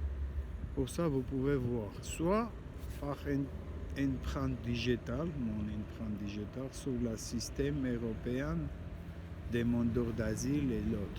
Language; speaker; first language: French; non-native, learner; Armenian